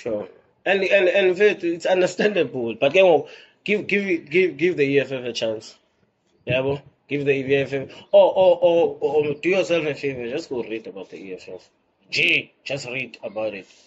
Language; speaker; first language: English; non-native, local second language; Xhosa